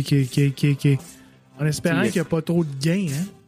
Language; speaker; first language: French; native; French